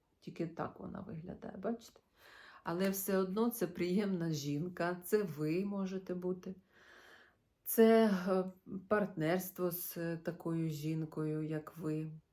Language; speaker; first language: Ukrainian; non-native, local second language; Russian